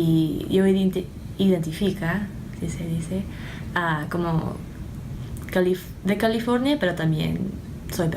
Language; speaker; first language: Spanish; early bilingual, heritage; Spanish